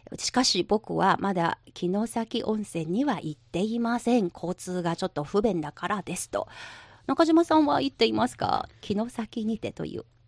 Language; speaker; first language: Japanese; non-native, local second language; Chinese